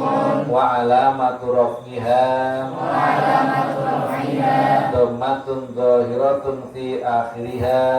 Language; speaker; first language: Arabic; non-native, fluent; Javanese